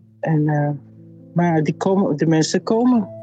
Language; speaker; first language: Dutch; non-native, fluent; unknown